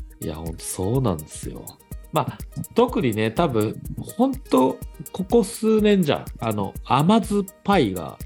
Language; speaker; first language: Japanese; native; Japanese